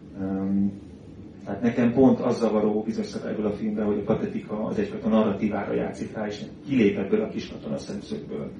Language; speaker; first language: Hungarian; native; Hungarian